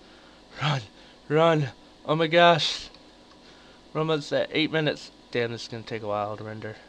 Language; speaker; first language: English; native; English